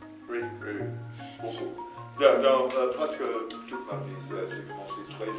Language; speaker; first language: French; non-native, fluent; English